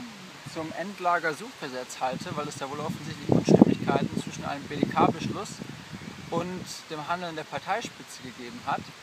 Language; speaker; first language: German; native; German